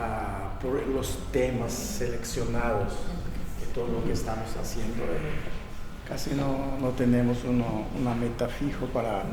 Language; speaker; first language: Spanish; non-native, local second language; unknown